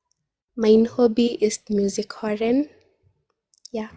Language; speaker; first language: German; non-native, learner; Swahili